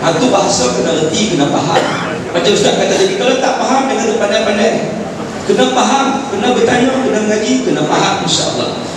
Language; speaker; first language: Malay; native; Malay